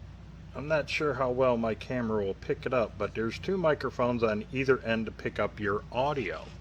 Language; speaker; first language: English; native; English